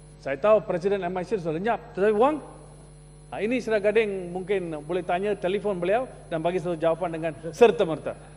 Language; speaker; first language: Malay; non-native, local second language; Tamil